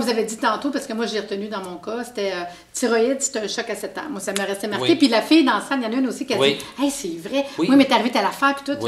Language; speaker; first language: French; native; French